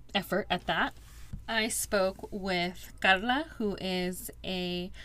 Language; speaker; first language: English; early bilingual, other home language; Spanish